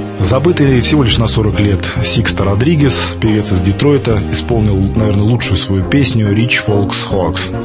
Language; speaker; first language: Russian; native; Russian